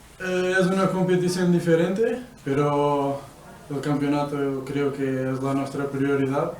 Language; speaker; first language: Spanish; non-native, fluent; Portuguese